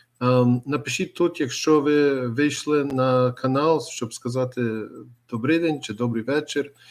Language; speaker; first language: Ukrainian; early bilingual, heritage; Ukrainian